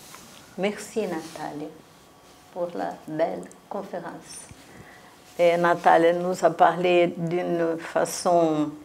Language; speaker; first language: French; non-native, fluent; Portuguese